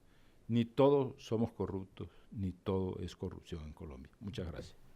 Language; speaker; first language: Spanish; native; Spanish